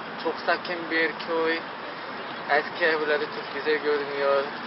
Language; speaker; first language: Turkish; non-native, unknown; Korean